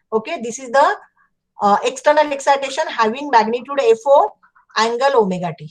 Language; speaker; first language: English; non-native, local second language; Marathi